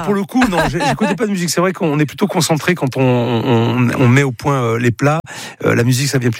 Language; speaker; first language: French; native; French